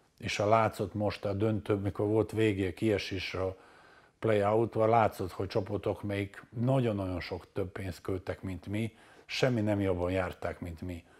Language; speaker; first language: Hungarian; non-native, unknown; Serbian